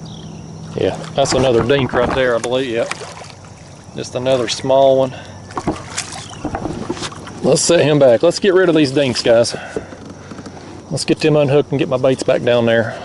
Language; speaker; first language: English; native; English